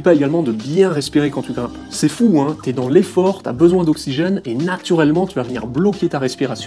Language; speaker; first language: French; native; French